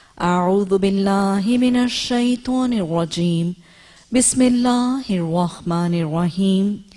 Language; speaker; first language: Urdu; native; Urdu